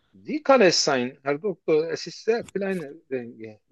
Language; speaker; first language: German; non-native, learner; Turkish